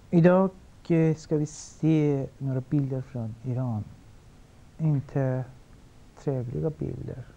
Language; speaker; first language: Swedish; non-native, fluent; Persian